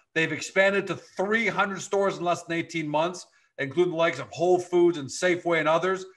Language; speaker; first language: English; native; English